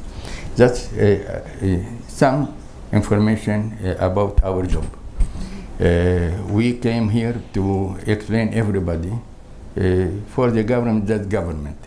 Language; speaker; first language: English; non-native, learner; Crimean Tatar